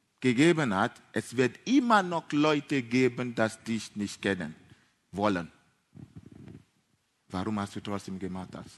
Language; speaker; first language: German; non-native, fluent; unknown